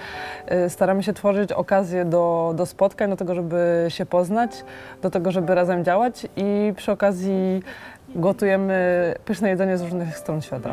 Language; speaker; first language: Polish; non-native, local second language; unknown